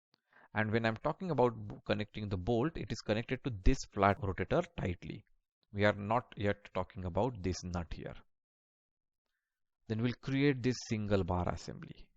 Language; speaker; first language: English; non-native, local second language; Marathi